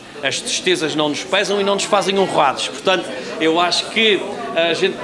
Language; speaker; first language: Portuguese; native; Portuguese